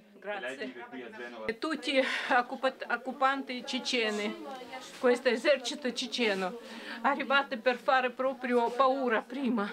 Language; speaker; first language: Italian; non-native, learner; Ukrainian